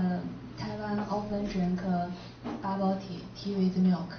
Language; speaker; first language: English; non-native, learner; Chinese